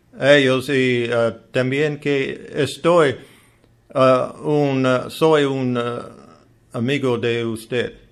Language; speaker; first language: Spanish; non-native, learner; English